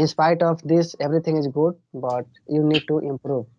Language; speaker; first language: English; non-native, learner; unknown